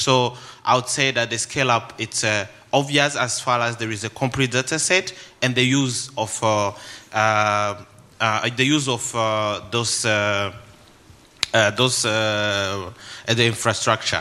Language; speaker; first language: English; non-native, local second language; Kinyarwanda